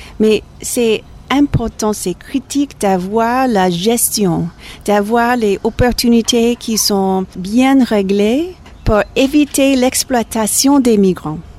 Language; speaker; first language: French; non-native, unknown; English